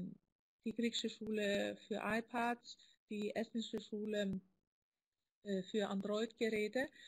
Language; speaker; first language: German; non-native, fluent; Greek